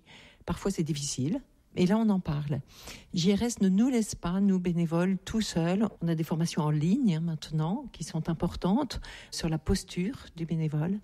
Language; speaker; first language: French; native; French